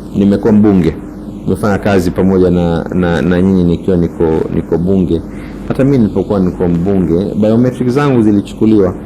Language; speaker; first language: Swahili; native; Swahili